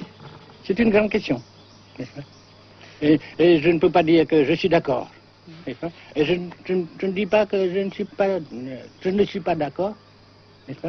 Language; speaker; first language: French; non-native, fluent; Vietnamese